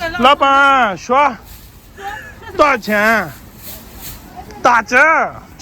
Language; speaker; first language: Chinese; non-native, learner; Urdu